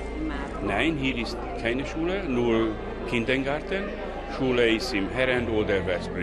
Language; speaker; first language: German; non-native, local second language; Hungarian